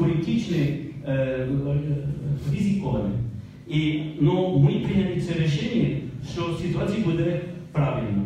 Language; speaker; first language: Ukrainian; non-native, learner; French